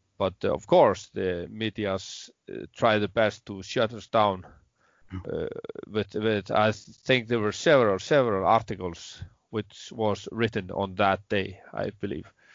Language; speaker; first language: English; non-native, learner; Icelandic